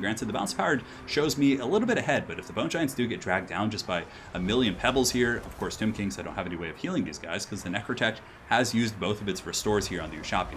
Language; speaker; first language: English; native; English